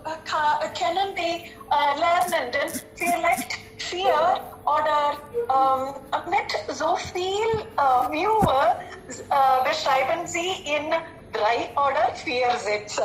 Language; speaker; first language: German; non-native, learner; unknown